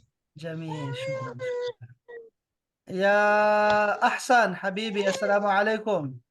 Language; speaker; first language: Arabic; non-native, fluent; Urdu